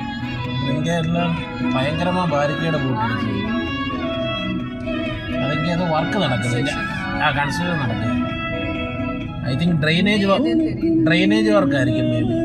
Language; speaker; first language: Tamil; non-native, local second language; Malayalam